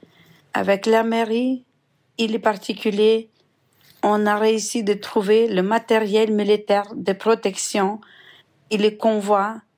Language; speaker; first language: French; non-native, fluent; Ukrainian